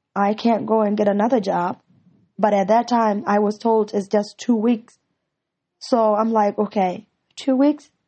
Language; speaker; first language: English; non-native, fluent; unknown